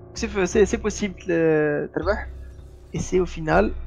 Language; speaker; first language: French; non-native, local second language; Arabic